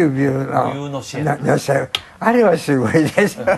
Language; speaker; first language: Japanese; non-native, fluent; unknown